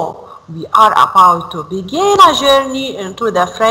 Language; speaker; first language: English; non-native, learner; Arabic